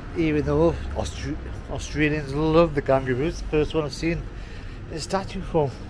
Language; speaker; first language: English; native; English